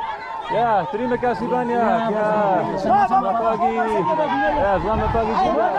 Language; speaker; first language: Indonesian; non-native, learner; English